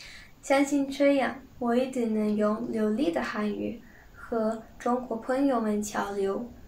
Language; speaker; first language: Chinese; non-native, learner; Spanish